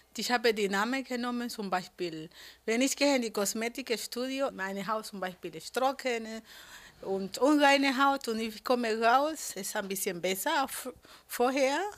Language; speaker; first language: German; non-native, learner; Spanish